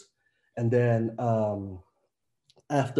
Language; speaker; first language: English; non-native, local second language; Filipino